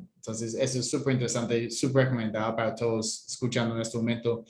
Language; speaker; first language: Spanish; non-native, fluent; English